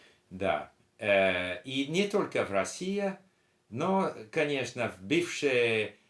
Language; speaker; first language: Russian; non-native, learner; English